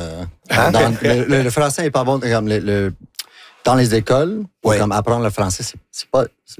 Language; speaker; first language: French; non-native, local second language; English